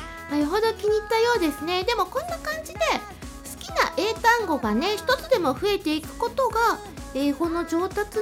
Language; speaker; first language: Japanese; native; Japanese